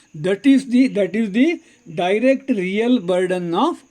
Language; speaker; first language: English; non-native, local second language; Kannada